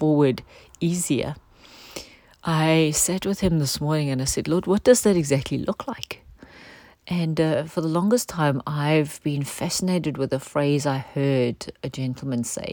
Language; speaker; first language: English; native; English